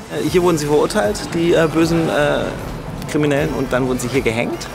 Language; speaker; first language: German; native; German